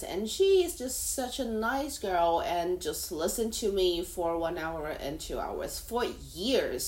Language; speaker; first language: English; non-native, fluent; Chinese